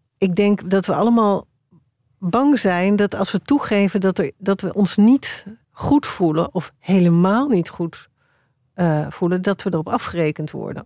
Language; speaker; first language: Dutch; native; Dutch